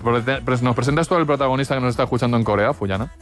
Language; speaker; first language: Spanish; native; Spanish